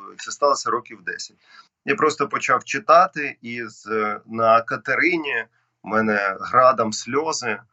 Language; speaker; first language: Ukrainian; non-native, local second language; Russian